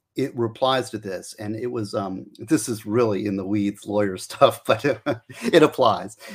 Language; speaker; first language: English; native; English